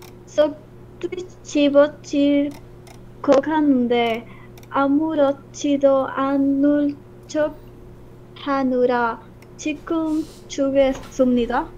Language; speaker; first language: Korean; non-native, learner; Spanish